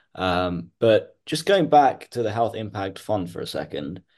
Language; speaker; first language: English; non-native, local second language; Hindi